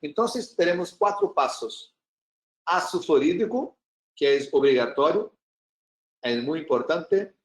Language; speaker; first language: Spanish; non-native, learner; Portuguese